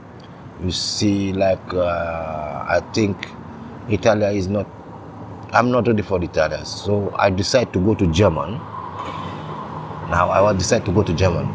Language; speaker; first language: English; non-native, learner; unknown